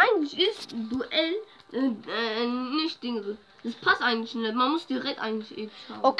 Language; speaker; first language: German; native; German